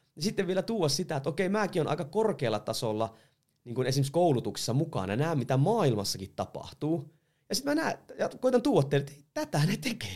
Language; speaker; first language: Finnish; native; Finnish